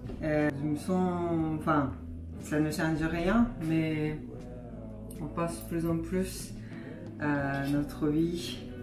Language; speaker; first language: French; non-native, fluent; Japanese